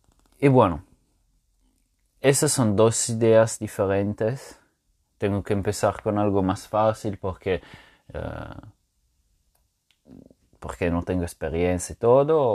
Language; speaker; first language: Spanish; non-native, fluent; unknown